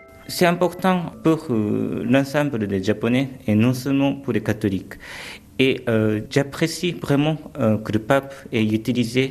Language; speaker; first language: French; early bilingual, other home language; Japanese